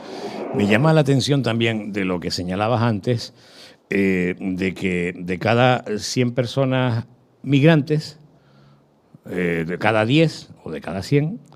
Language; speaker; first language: Spanish; native; Spanish